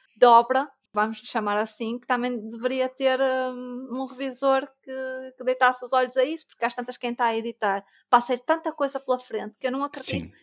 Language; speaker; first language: Portuguese; native; Portuguese